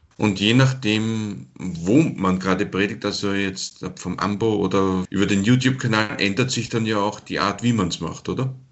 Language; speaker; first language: German; native; German